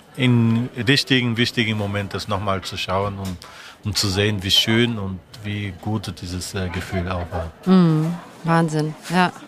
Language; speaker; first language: German; non-native, fluent; Portuguese